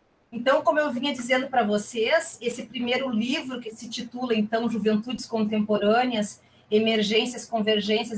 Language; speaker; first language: Portuguese; native; Portuguese